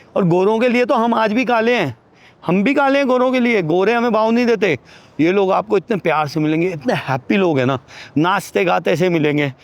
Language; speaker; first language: Hindi; native; Hindi